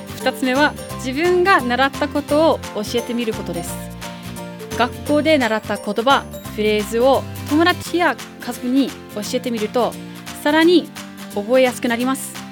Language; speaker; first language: Japanese; non-native, fluent; English